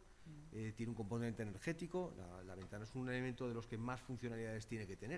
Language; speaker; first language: Spanish; native; Spanish